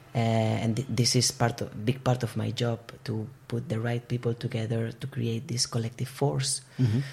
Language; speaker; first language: English; non-native, fluent; Spanish